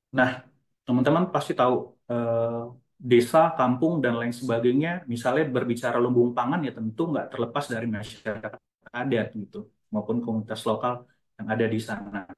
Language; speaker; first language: Indonesian; native; Indonesian